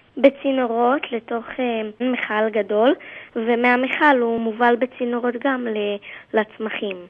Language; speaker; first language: Hebrew; native; Hebrew